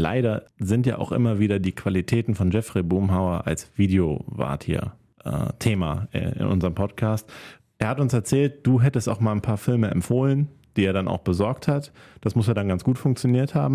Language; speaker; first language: German; native; German